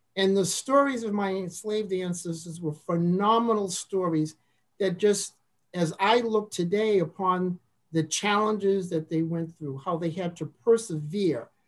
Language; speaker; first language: English; native; English